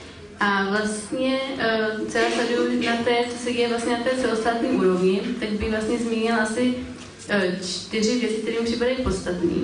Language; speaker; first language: Czech; native; Czech